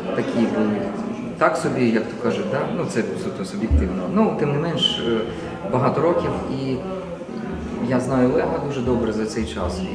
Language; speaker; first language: Ukrainian; non-native, local second language; Russian